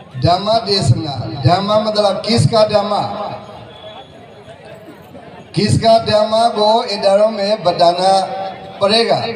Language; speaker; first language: Hindi; non-native, learner; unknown